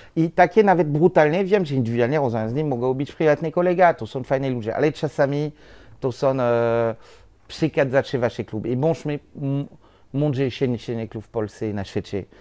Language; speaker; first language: Polish; non-native, learner; French